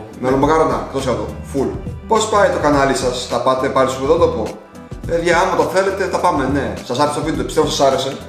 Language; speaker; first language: Greek; early bilingual, other home language; Russian